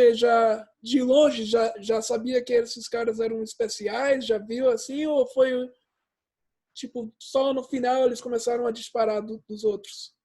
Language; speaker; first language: Portuguese; early bilingual, heritage; English